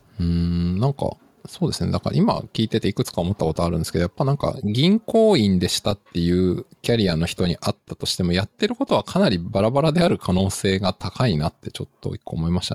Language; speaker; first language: Japanese; native; Japanese